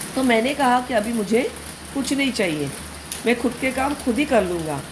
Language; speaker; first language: Hindi; non-native, local second language; Marathi